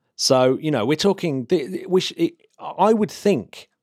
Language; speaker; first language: English; native; English